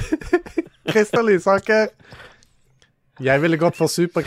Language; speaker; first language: Norwegian; native; Norwegian